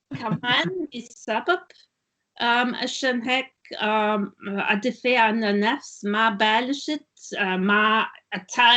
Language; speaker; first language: Arabic; non-native, learner; German